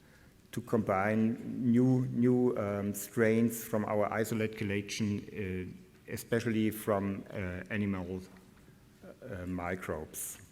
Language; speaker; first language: English; non-native, fluent; German